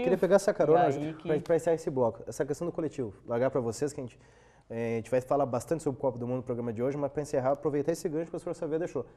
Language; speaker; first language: Portuguese; native; Portuguese